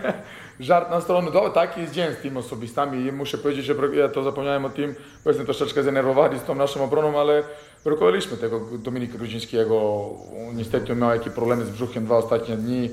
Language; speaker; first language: Polish; non-native, fluent; Serbian